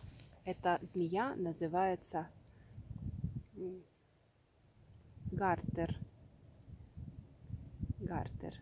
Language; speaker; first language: Russian; native; Russian